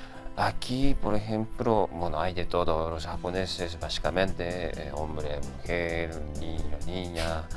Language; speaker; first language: Spanish; non-native, fluent; Japanese